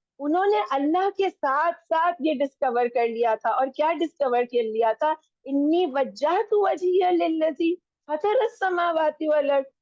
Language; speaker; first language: Urdu; non-native, local second language; Punjabi